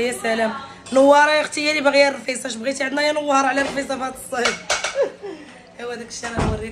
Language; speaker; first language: Arabic; native; Arabic